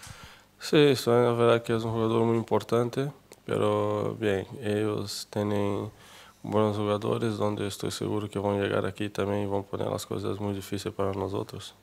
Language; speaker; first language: Spanish; non-native, fluent; Portuguese